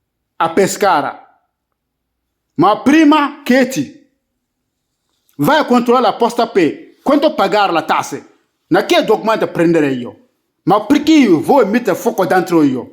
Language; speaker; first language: Italian; non-native, learner; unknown